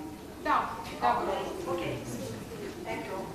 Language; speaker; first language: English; non-native, fluent; Romanian